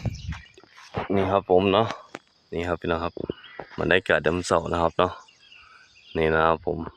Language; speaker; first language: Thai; non-native, local second language; Northeastern Thai